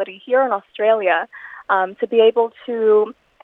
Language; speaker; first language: English; non-native, local second language; Filipino